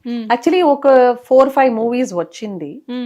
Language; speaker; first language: Telugu; non-native, local second language; Kannada